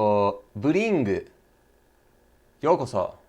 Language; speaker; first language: Japanese; non-native, learner; English